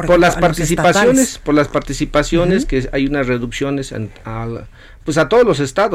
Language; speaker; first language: Spanish; native; Spanish